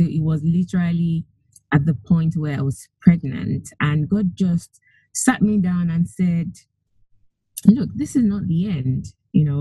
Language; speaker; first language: English; non-native, local second language; Yoruba